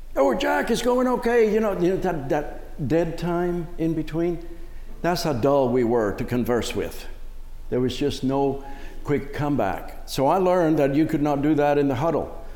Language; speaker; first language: English; early bilingual, other home language; Spanish